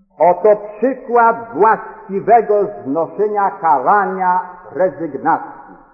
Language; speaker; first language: Polish; early bilingual, heritage; Polish